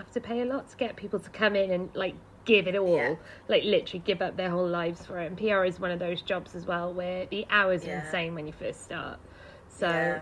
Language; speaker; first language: English; native; English